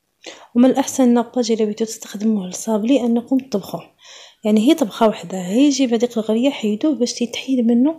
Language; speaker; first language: Arabic; native; Arabic